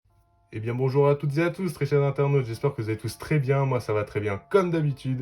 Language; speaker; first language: French; native; French